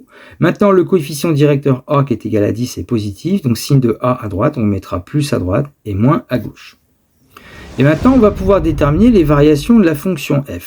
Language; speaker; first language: French; native; French